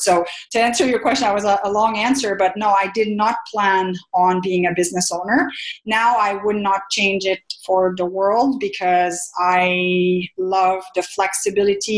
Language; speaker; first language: English; non-native, fluent; French